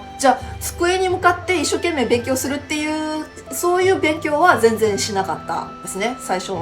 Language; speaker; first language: Japanese; native; Japanese